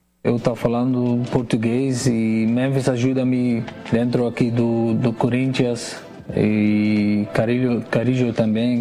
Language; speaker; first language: Portuguese; non-native, learner; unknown